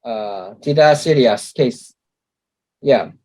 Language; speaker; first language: Indonesian; non-native, learner; Japanese